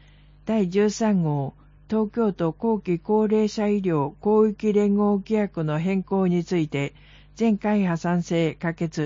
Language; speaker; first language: Japanese; native; Japanese